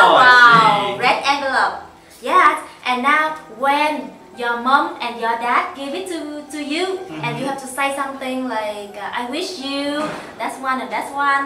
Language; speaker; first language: English; non-native, fluent; Vietnamese